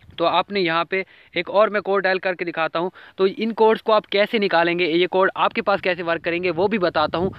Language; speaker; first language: Urdu; non-native, local second language; Punjabi